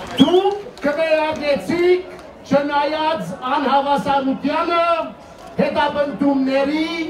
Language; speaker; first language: Armenian; early bilingual, heritage; Armenian